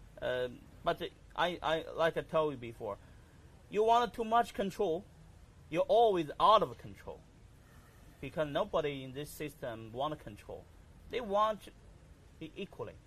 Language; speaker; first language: English; non-native, learner; Chinese